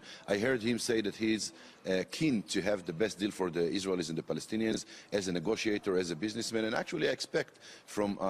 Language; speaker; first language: English; non-native, fluent; Hebrew